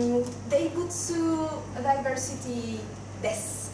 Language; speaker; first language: Japanese; non-native, learner; Spanish